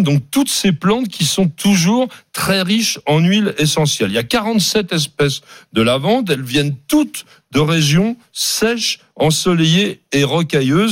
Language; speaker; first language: French; native; French